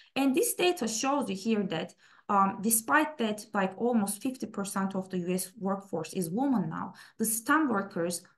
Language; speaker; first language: English; non-native, fluent; Turkish